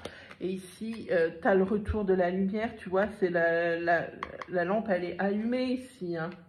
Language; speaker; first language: French; native; French